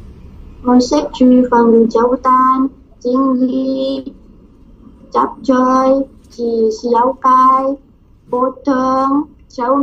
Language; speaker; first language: Cantonese; non-native, learner; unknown